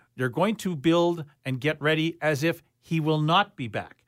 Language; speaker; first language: English; native; English